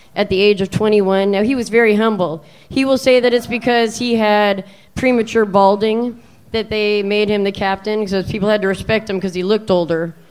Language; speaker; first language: English; native; English